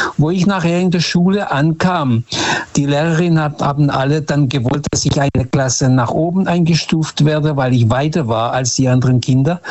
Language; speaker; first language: German; early bilingual, other home language; Portuguese